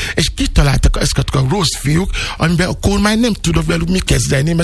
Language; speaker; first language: Hungarian; non-native, learner; Yoruba